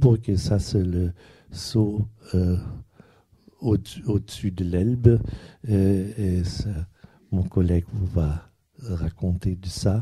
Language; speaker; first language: French; non-native, fluent; German